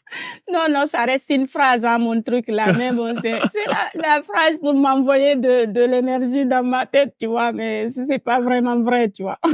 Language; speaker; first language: French; non-native, local second language; Fula